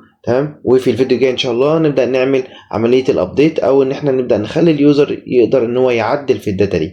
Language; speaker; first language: Arabic; native; Arabic